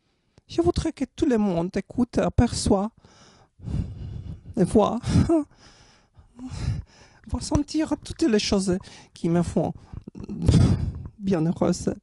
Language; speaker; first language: French; non-native, learner; German